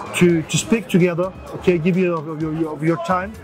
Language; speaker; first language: English; non-native, learner; French